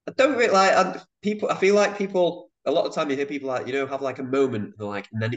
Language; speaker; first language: English; native; English